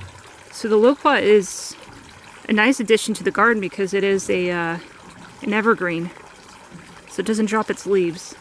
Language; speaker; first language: English; native; English